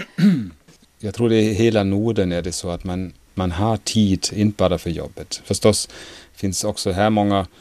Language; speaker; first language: Swedish; non-native, fluent; German